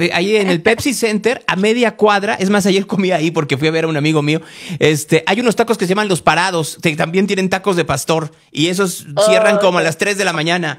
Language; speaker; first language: Spanish; native; Spanish